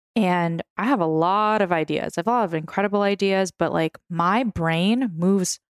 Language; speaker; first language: English; early bilingual, other home language; Russian